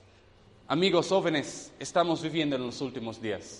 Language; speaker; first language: Spanish; non-native, fluent; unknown